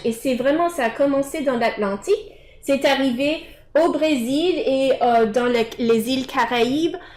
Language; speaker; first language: French; non-native, fluent; English